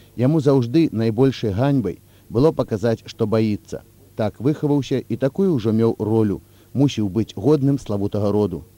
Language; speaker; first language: Belarusian; native; Belarusian